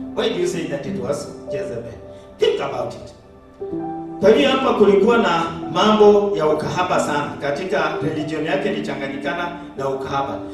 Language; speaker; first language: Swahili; non-native, local second language; Luo (Kenya and Tanzania)